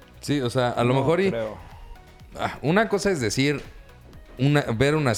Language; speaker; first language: Spanish; native; Spanish